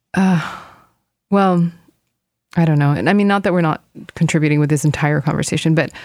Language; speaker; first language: English; non-native, fluent; Korean